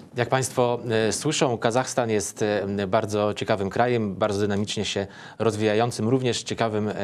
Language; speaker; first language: Polish; native; Polish